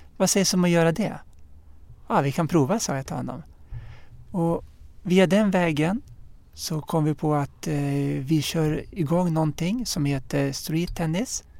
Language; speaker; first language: Swedish; early bilingual, other home language; Arabic